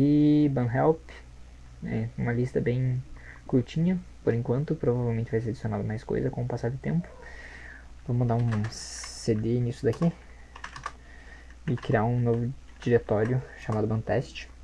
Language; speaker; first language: Portuguese; native; Portuguese